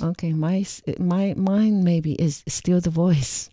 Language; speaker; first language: English; non-native, fluent; Chinese